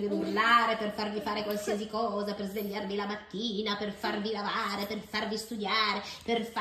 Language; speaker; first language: Italian; native; Italian